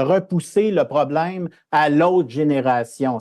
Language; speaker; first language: French; native; French